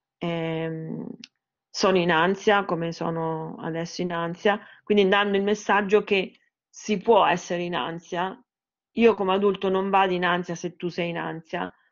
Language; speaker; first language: Italian; native; Italian